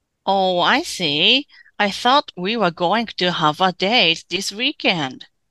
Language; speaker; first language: English; non-native, fluent; Japanese